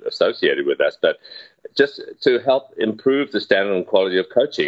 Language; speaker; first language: English; native; English